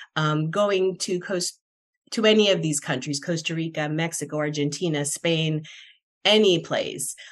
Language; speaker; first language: English; non-native, fluent; Spanish